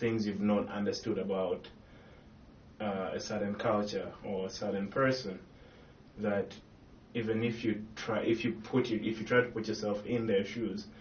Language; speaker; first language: English; non-native, local second language; Ganda